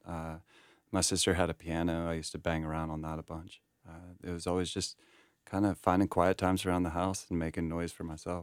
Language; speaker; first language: English; native; English